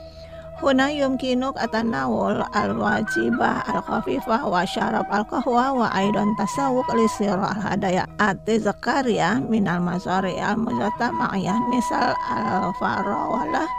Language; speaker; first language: Arabic; non-native, fluent; Indonesian